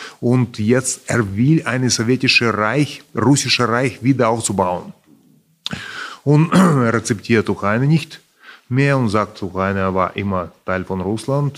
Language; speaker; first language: German; non-native, fluent; Russian